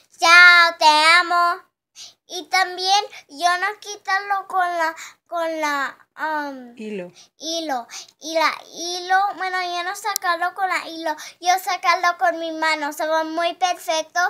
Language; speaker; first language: Spanish; early bilingual, heritage; Spanish